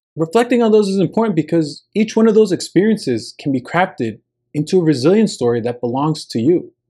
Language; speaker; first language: English; early bilingual, other home language; Spanish